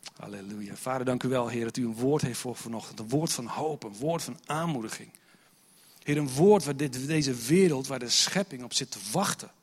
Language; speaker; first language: Dutch; non-native, fluent; English